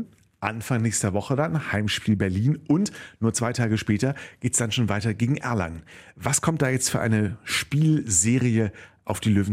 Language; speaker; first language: German; native; German